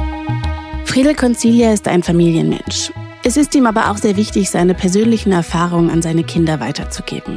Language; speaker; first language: German; native; German